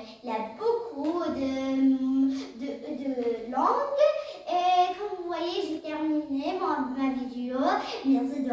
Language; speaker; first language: French; non-native, learner; Arabic